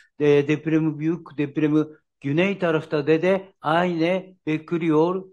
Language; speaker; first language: Turkish; non-native, learner; Japanese